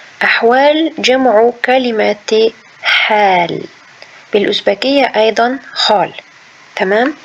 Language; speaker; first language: Arabic; non-native, fluent; Uzbek